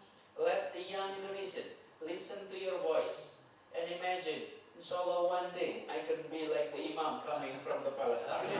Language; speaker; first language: English; non-native, fluent; Indonesian